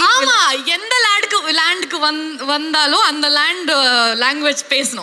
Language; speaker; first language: Tamil; non-native, learner; Kannada